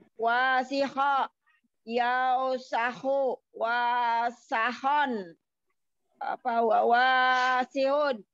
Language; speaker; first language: Arabic; non-native, learner; Indonesian